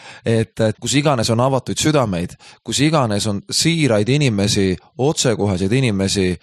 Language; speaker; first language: Estonian; native; Estonian